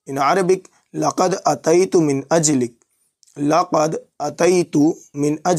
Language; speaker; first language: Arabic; non-native, fluent; Urdu